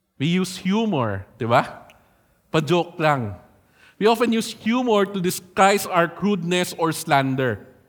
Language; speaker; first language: English; non-native, local second language; Filipino